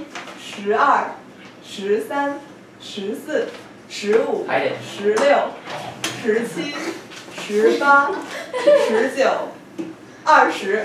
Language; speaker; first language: Chinese; non-native, fluent; English